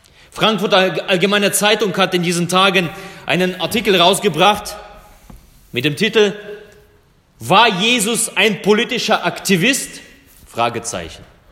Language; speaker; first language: German; non-native, fluent; Russian